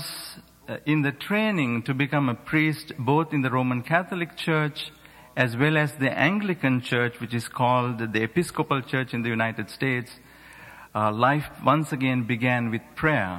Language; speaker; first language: English; non-native, local second language; Sinhala